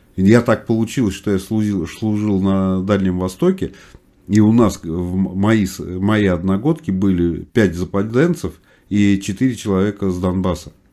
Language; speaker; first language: Russian; non-native, local second language; Uzbek